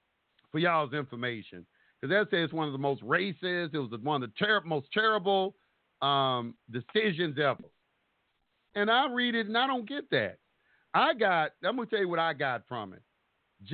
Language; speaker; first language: English; native; English